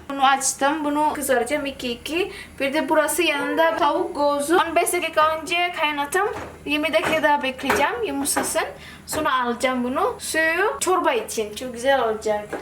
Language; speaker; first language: Turkish; non-native, learner; Indonesian